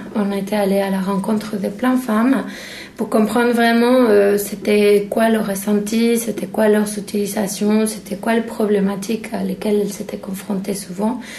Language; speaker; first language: French; non-native, fluent; Spanish